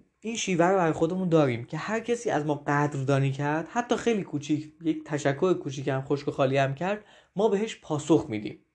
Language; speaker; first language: Persian; native; Persian